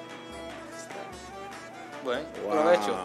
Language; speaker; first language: Spanish; non-native, learner; Turkish